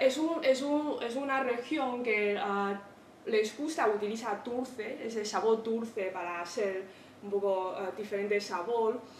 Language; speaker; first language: Spanish; non-native, fluent; Chinese